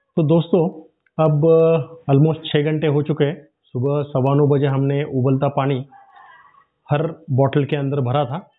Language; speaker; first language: Hindi; non-native, local second language; Marathi